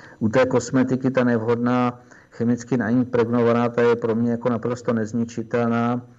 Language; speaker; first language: Czech; native; Czech